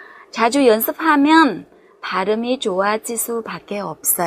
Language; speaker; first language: Korean; non-native, fluent; Vietnamese